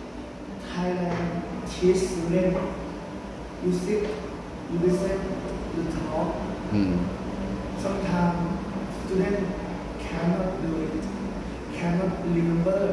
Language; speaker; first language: English; non-native, learner; Thai